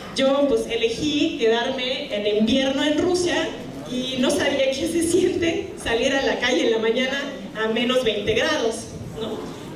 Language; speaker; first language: Spanish; non-native, fluent; German